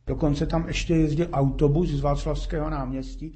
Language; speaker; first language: Czech; native; Czech